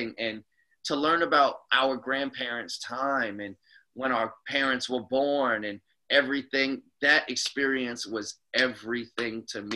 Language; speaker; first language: English; native; English